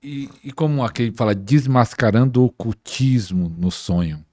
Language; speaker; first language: Portuguese; native; Portuguese